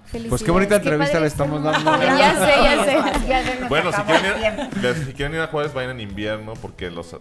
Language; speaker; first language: Spanish; native; Spanish